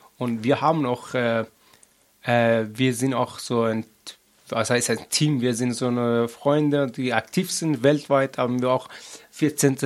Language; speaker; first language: German; non-native, learner; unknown